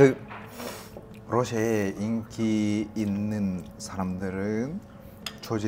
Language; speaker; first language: Korean; non-native, learner; Russian